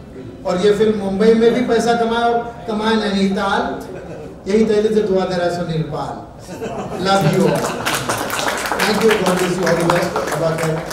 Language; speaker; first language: Hindi; native; Hindi